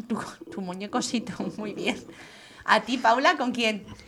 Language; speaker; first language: Spanish; native; Spanish